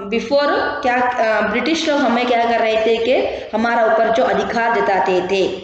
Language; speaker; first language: Hindi; non-native, local second language; Kannada